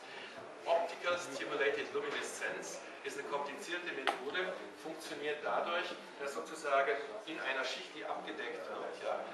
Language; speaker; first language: German; native; German